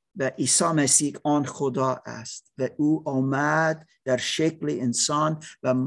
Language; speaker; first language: Persian; non-native, learner; English